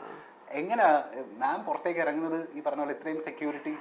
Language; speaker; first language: Malayalam; native; Malayalam